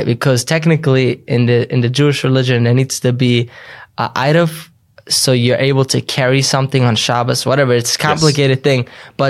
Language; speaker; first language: English; early bilingual, other home language; Yiddish